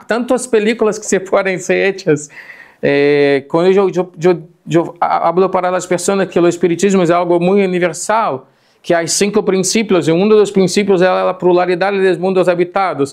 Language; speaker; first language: Spanish; non-native, fluent; Portuguese